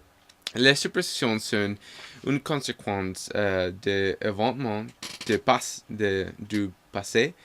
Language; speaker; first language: French; non-native, learner; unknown